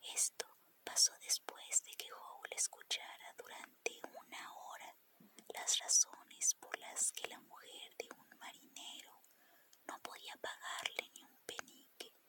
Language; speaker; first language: Spanish; native; Spanish